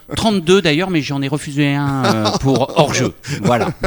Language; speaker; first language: French; native; French